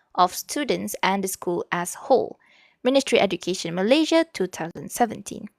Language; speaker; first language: English; non-native, local second language; Malay